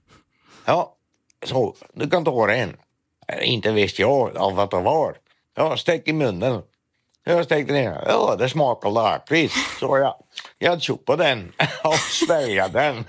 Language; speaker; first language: Swedish; non-native, fluent; Dutch